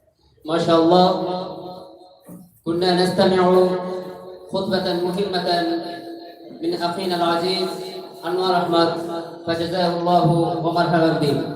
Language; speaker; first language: Arabic; non-native, learner; Bangla